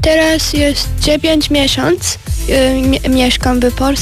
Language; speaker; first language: Polish; non-native, learner; Japanese